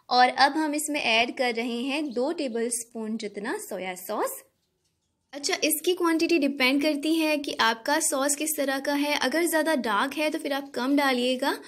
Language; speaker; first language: Hindi; native; Hindi